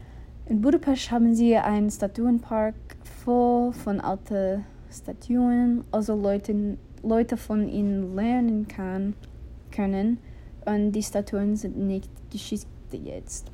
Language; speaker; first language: German; non-native, learner; English